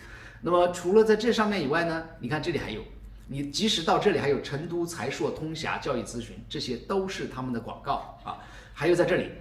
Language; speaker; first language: Chinese; native; Chinese